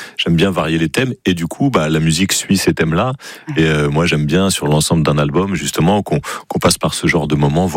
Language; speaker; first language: French; native; French